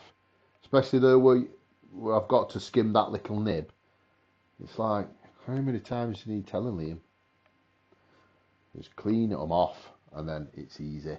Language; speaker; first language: English; native; English